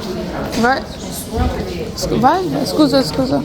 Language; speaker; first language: Italian; non-native, learner; Bangla